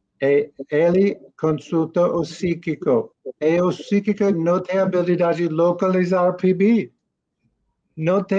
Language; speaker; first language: Portuguese; non-native, learner; English